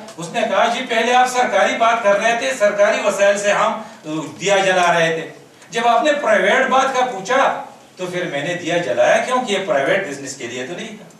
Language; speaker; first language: Urdu; non-native, local second language; Pashto